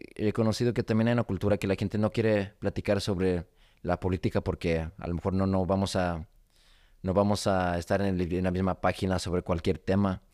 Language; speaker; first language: Spanish; early bilingual, heritage; Spanish